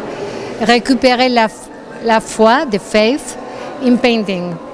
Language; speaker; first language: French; non-native, fluent; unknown